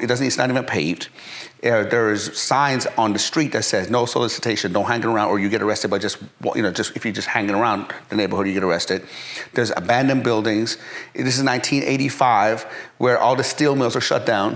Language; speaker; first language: English; early bilingual, other home language; Persian